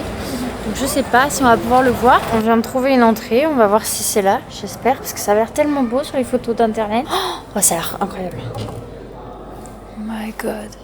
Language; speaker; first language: French; native; French